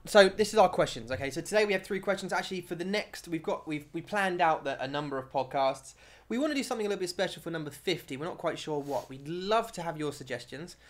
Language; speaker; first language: English; native; English